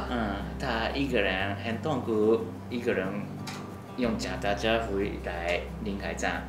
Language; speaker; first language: Chinese; non-native, learner; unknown